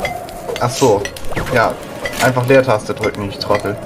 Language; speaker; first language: German; native; German